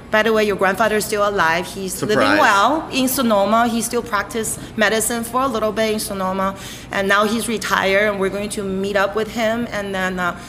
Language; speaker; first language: English; non-native, fluent; Chinese